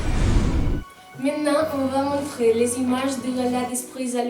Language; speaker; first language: French; non-native, learner; Spanish